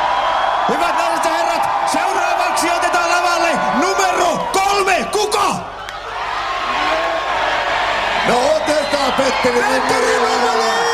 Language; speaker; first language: Finnish; native; Finnish